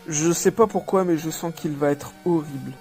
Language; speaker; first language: French; native; French